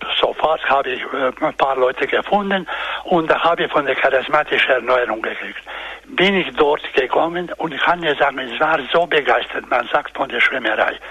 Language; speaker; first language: German; non-native, fluent; Croatian